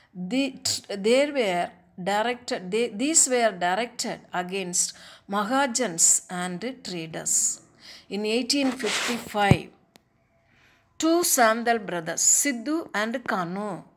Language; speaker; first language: English; non-native, local second language; Tamil